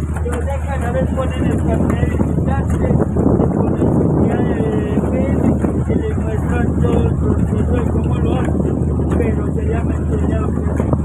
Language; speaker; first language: Spanish; native; Spanish